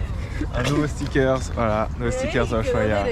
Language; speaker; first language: French; native; French